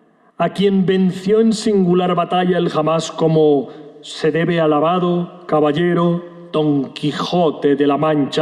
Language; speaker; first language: Spanish; native; Spanish